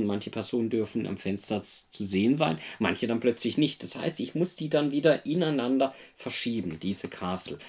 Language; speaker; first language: German; native; German